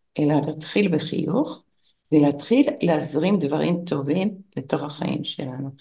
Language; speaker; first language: Hebrew; non-native, fluent; English